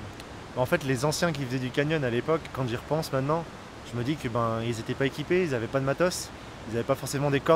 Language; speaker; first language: French; native; French